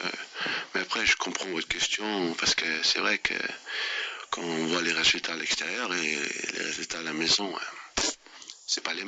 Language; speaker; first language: French; non-native, fluent; Danish